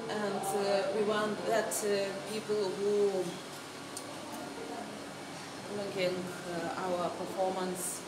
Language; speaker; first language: English; non-native, learner; Lithuanian